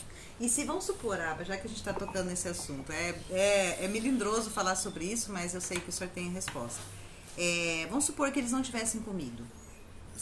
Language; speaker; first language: Portuguese; native; Portuguese